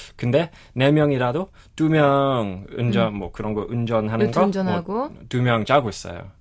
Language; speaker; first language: Korean; non-native, learner; English